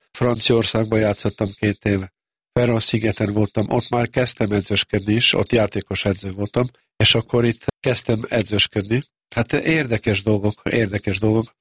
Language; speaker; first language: Hungarian; non-native, fluent; Serbian